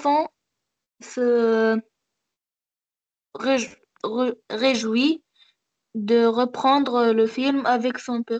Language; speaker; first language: French; non-native, learner; Arabic